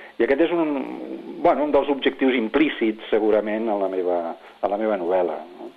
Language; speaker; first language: Catalan; non-native, local second language; Spanish